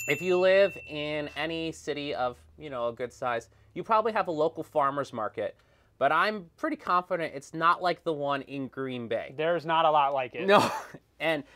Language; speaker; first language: English; native; English